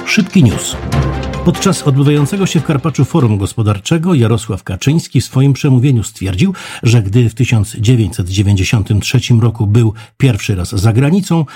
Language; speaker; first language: Polish; native; Polish